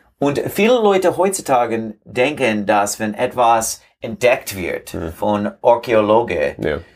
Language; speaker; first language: German; non-native, learner; English